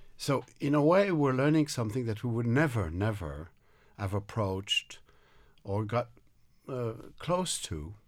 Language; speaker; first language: English; non-native, fluent; French